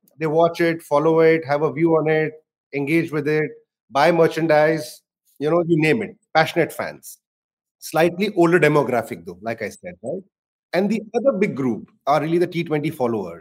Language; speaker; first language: English; non-native, local second language; Hindi